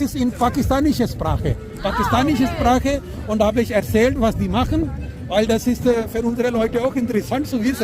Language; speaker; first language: German; non-native, learner; Punjabi